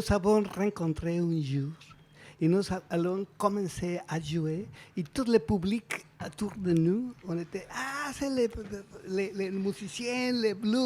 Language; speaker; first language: French; non-native, learner; Spanish